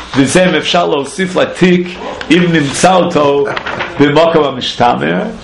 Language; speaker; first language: Hebrew; non-native, fluent; English